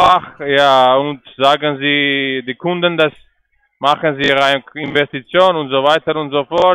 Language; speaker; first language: German; non-native, learner; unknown